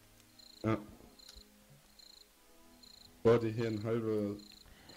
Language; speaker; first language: German; native; German